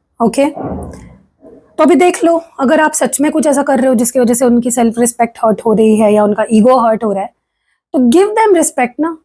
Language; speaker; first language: Hindi; non-native, local second language; Marathi